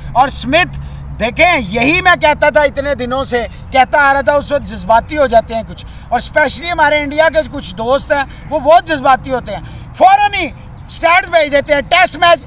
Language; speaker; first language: Urdu; non-native, local second language; Punjabi